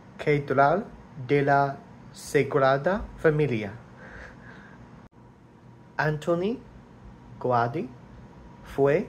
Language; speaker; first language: Spanish; non-native, learner; English